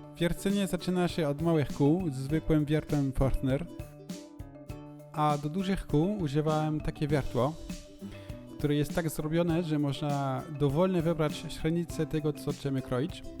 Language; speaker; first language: Polish; non-native, learner; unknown